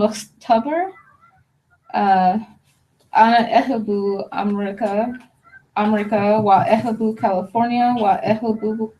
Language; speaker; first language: Arabic; non-native, learner; English